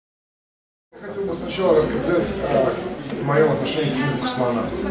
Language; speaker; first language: Russian; native; Russian